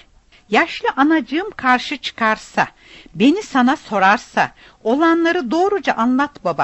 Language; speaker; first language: Turkish; native; Turkish